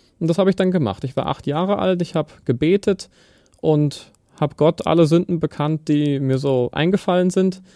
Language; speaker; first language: German; native; German